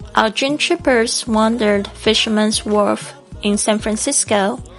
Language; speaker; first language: English; non-native, fluent; Chinese